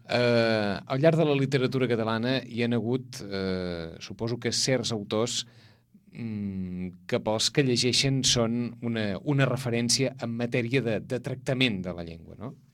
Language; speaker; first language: Catalan; native; Catalan